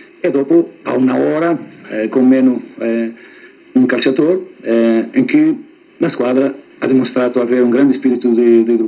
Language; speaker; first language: Italian; non-native, fluent; Portuguese